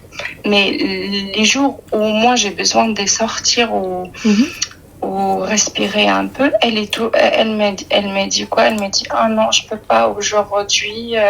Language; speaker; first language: French; early bilingual, other home language; Arabic